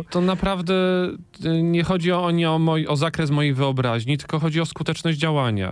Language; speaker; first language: Polish; native; Polish